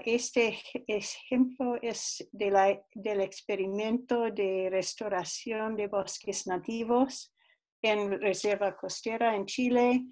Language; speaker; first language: Spanish; non-native, fluent; English